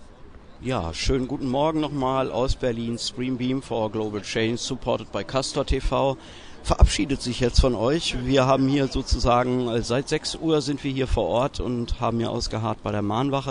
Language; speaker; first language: German; native; German